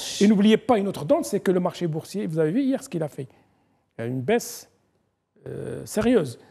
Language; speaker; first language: French; non-native, local second language; Arabic